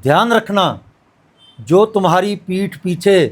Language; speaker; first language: Hindi; non-native, local second language; Punjabi